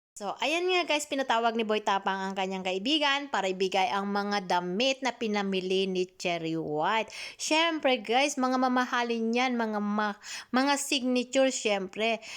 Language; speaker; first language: Filipino; native; Filipino